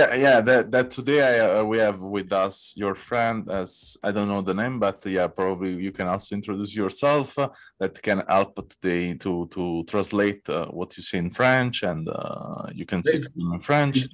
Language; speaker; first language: English; non-native, learner; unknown